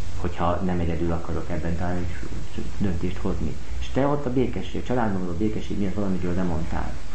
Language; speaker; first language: Hungarian; native; Hungarian